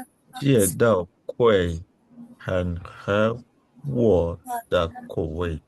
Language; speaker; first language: Chinese; non-native, learner; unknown